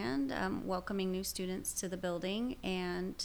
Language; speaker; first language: English; native; English